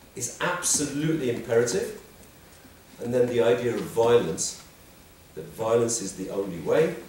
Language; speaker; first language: English; native; English